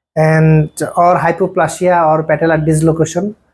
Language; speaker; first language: English; non-native, local second language; Bangla